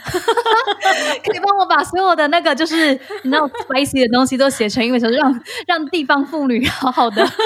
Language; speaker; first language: Chinese; native; Chinese